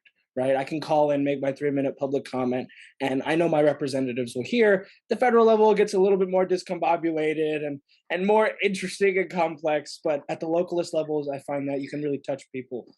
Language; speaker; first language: English; native; English